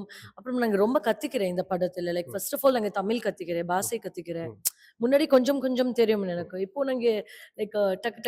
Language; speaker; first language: Tamil; non-native, learner; Malayalam